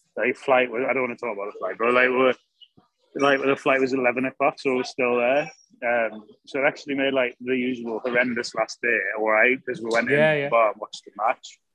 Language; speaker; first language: English; native; English